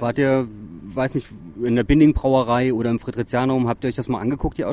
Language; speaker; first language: German; native; German